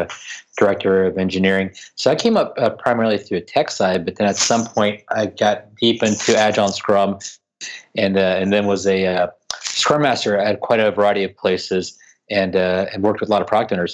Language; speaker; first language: English; native; English